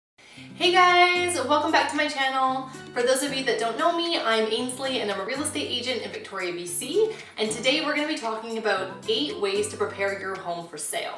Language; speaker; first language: English; native; English